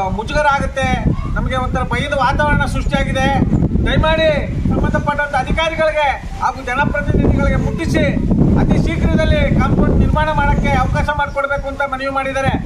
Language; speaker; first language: Kannada; native; Kannada